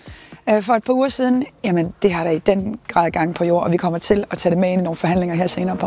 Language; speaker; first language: Danish; native; Danish